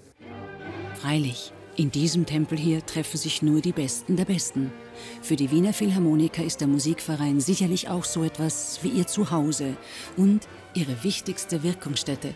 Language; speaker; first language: German; native; German